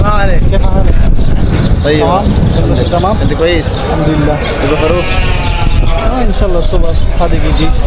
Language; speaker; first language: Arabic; non-native, learner; Bangla